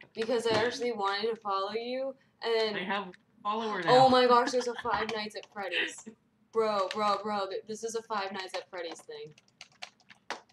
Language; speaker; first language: English; native; English